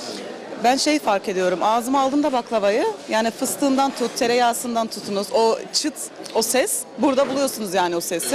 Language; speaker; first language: Turkish; early bilingual, heritage; Turkish